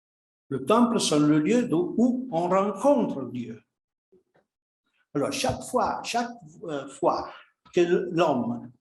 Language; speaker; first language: French; non-native, fluent; Italian